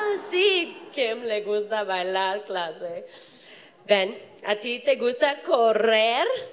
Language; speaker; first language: Spanish; non-native, fluent; English